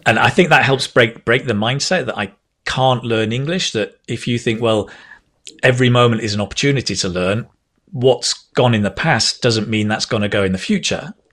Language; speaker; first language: English; native; English